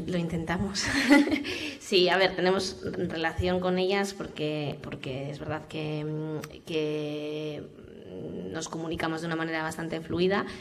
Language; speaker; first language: Spanish; native; Spanish